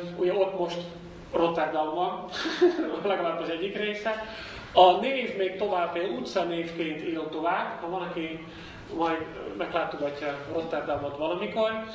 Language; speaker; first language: Hungarian; non-native, fluent; Dutch